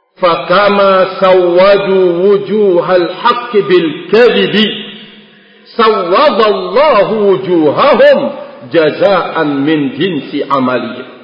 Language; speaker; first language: Malay; non-native, local second language; Sasak